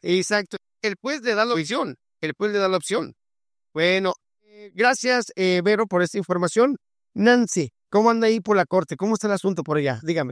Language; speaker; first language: Spanish; native; Spanish